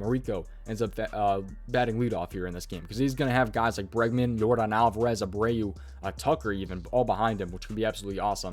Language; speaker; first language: English; native; English